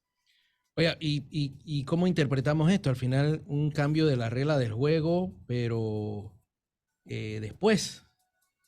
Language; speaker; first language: Spanish; native; Spanish